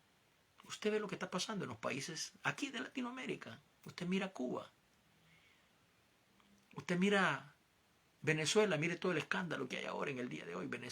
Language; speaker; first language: Spanish; native; Spanish